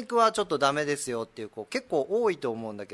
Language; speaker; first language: Japanese; native; Japanese